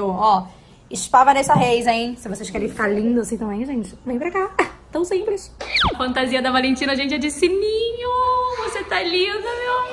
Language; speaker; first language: Portuguese; native; Portuguese